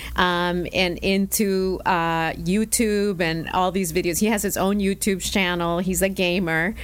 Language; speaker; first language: English; early bilingual, other home language; Spanish